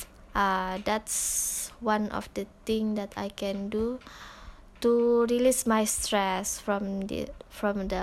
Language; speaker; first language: English; non-native, local second language; Malay